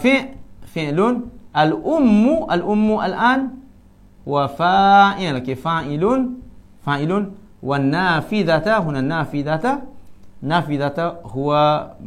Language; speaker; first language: Arabic; non-native, fluent; Malay